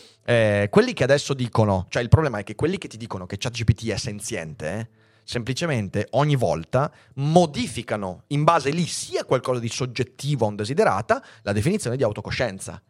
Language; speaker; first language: Italian; native; Italian